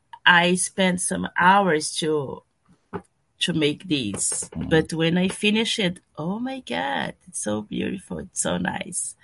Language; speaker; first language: English; non-native, learner; Portuguese